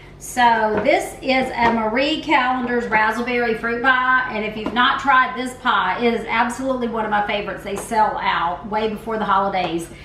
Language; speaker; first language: English; native; English